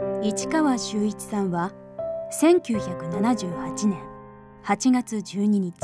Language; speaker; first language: Japanese; native; Japanese